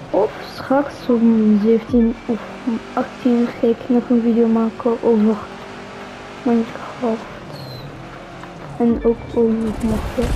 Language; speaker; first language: Dutch; non-native, local second language; French